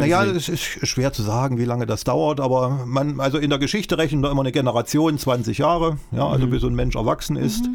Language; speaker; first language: German; native; German